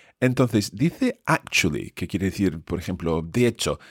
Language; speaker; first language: Spanish; non-native, fluent; English